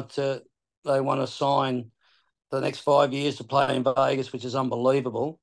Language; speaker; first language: English; native; English